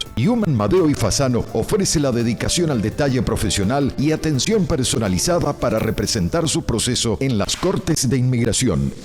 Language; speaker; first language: Spanish; native; Spanish